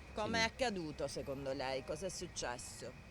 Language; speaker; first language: Italian; native; Italian